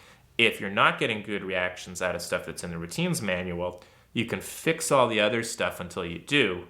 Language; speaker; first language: English; native; English